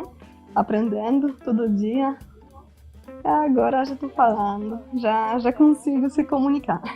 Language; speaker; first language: Portuguese; non-native, fluent; Polish